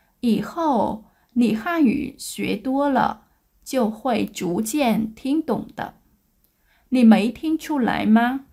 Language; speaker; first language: Chinese; non-native, learner; Vietnamese